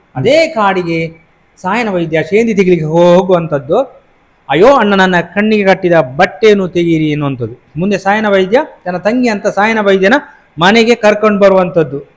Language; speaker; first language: Kannada; non-native, local second language; Tulu